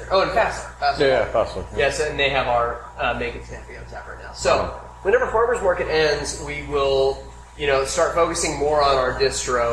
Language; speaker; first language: English; native; English